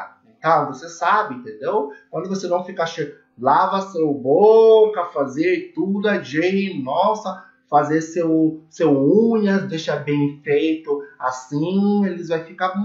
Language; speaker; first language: Portuguese; non-native, learner; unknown